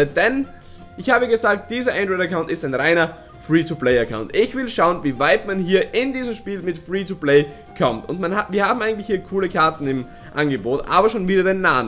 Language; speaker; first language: German; native; German